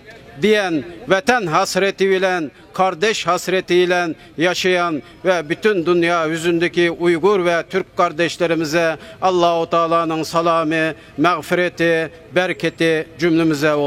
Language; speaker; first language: Turkish; non-native, fluent; Uyghur